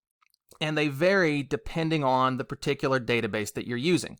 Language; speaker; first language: English; native; English